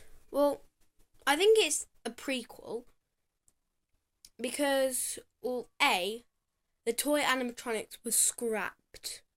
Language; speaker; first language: English; native; English